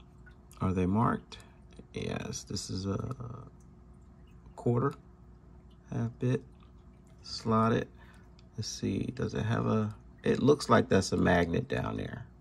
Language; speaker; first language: English; native; English